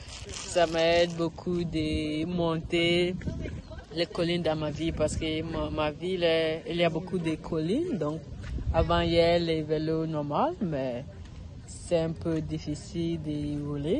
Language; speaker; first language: French; non-native, learner; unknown